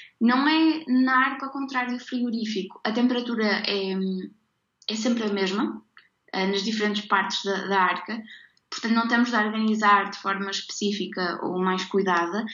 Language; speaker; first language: Portuguese; native; Portuguese